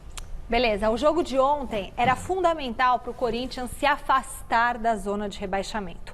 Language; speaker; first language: Portuguese; native; Portuguese